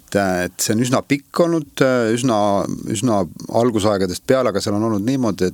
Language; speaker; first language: Estonian; native; Estonian